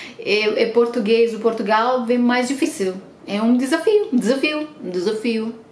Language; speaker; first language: Portuguese; non-native, fluent; Romanian